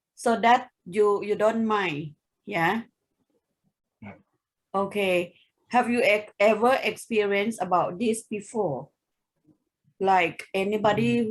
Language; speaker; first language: English; non-native, fluent; Thai